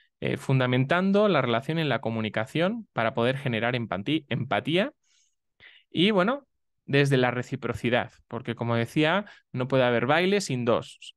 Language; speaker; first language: Spanish; native; Spanish